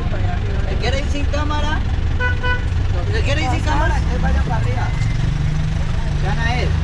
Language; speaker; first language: Spanish; native; Spanish